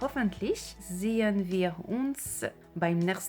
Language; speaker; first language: German; non-native, learner; French